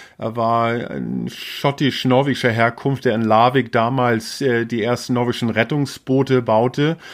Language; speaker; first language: German; native; German